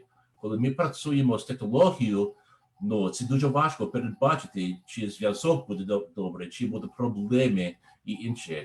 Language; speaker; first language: Ukrainian; non-native, learner; English